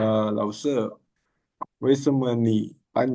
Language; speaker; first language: Chinese; non-native, learner; Indonesian